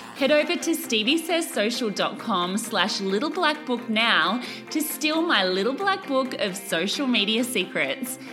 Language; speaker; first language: English; native; English